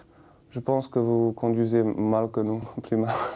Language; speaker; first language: French; non-native, learner; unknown